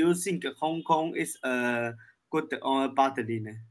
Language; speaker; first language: English; non-native, learner; Chinese